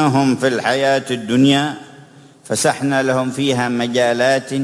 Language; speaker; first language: Arabic; native; Arabic